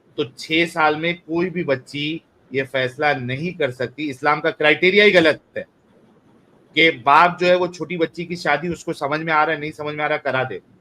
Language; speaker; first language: Hindi; native; Hindi